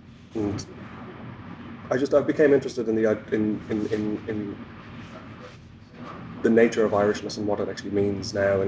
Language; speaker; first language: English; native; English